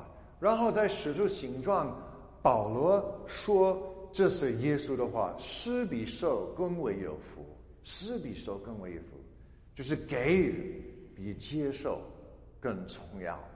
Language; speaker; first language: Chinese; non-native, fluent; English